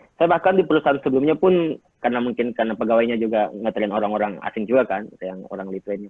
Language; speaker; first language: Indonesian; native; Indonesian